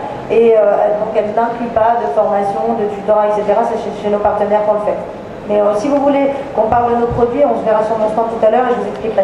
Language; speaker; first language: French; native; French